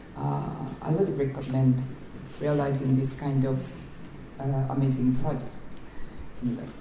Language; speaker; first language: English; non-native, fluent; Japanese